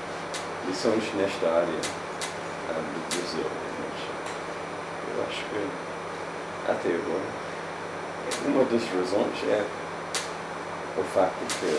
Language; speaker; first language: Portuguese; non-native, fluent; English